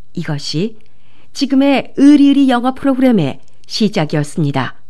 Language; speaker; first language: Korean; native; Korean